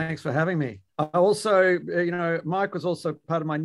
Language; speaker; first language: English; native; English